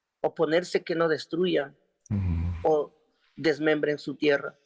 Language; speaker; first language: Spanish; non-native, local second language; Quechua